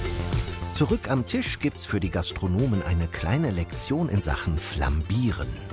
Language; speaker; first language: German; native; German